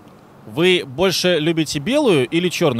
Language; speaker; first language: Russian; native; Russian